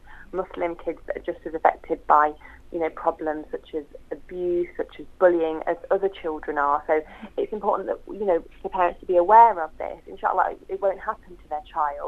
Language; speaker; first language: English; native; English